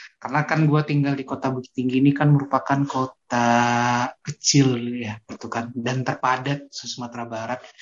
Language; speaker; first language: Indonesian; non-native, local second language; Minangkabau